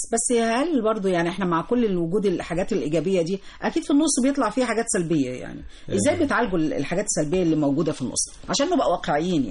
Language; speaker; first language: Arabic; native; Arabic